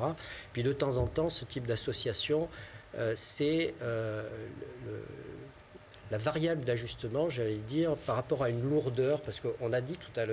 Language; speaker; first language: French; native; French